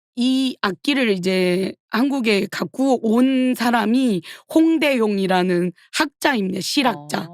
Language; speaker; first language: Korean; early bilingual, heritage; Korean